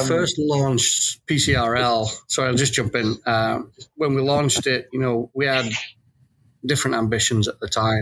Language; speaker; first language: English; native; English